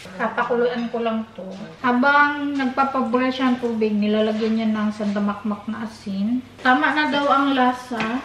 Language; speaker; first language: Filipino; non-native, local second language; Cebuano